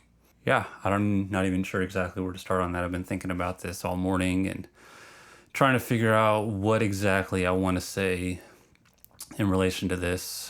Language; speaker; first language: English; native; English